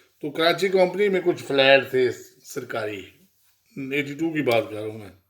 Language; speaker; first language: Urdu; non-native, local second language; Punjabi